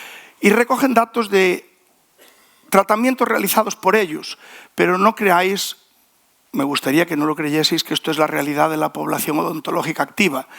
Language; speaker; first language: Spanish; native; Spanish